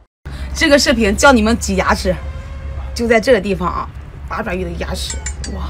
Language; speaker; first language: Chinese; native; Chinese